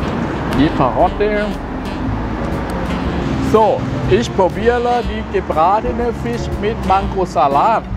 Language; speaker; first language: German; non-native, learner; Thai